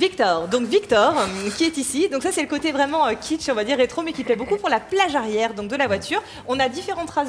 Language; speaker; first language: French; native; French